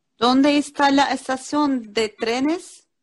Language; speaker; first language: Spanish; non-native, learner; Turkish